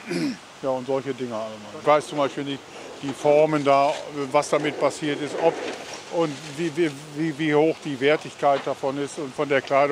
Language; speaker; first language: German; native; German